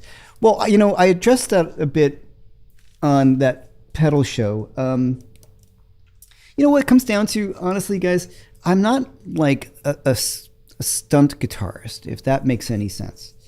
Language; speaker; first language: English; native; English